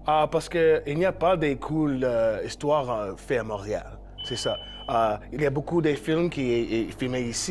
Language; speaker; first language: French; non-native, learner; English